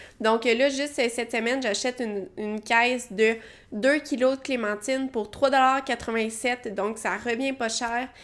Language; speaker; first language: French; native; French